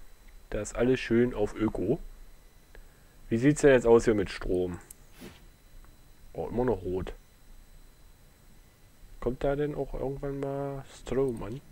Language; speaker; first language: German; native; German